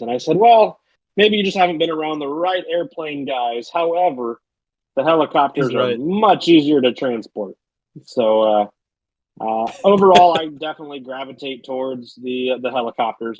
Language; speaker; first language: English; native; English